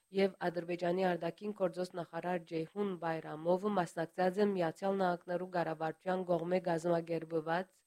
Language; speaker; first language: Armenian; early bilingual, heritage; Armenian